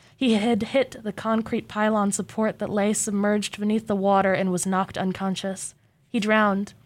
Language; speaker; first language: English; native; English